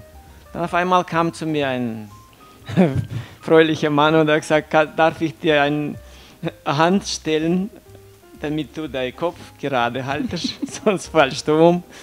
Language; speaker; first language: German; non-native, fluent; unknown